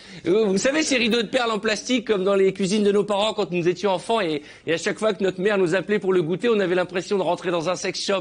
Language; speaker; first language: French; native; French